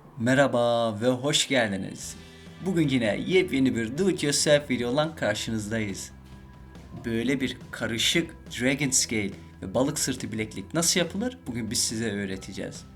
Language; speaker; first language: Turkish; early bilingual, heritage; Turkish